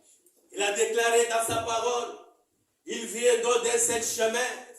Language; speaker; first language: French; non-native, local second language; Lingala